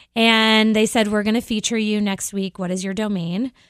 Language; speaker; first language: English; native; English